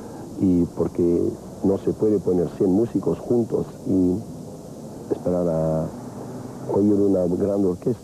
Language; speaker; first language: Spanish; non-native, fluent; French